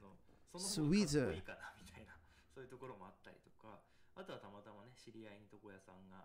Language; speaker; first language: Japanese; native; Japanese